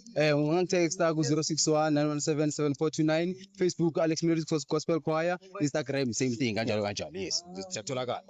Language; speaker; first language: Zulu; non-native, local second language; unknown